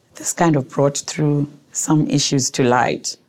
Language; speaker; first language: English; non-native, local second language; Shona